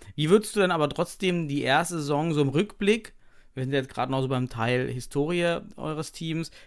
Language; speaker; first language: German; native; German